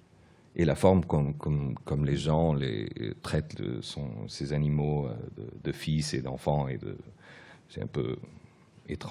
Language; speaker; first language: French; early bilingual, other home language; Portuguese